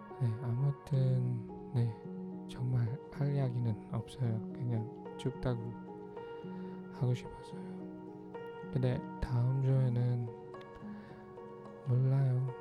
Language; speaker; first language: Korean; non-native, learner; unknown